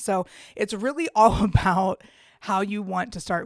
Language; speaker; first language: English; native; English